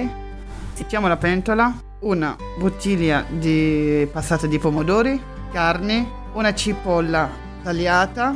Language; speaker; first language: Italian; non-native, local second language; Arabic